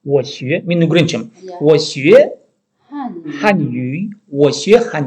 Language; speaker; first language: Chinese; non-native, learner; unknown